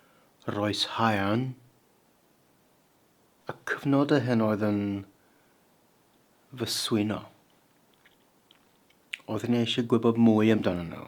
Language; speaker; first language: Welsh; non-native, fluent; English